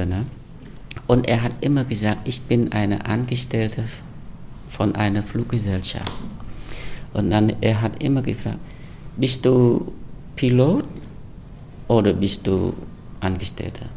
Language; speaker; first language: German; non-native, fluent; Khmer